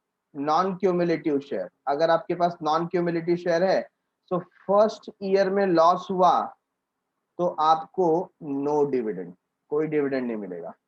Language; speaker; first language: Hindi; native; Hindi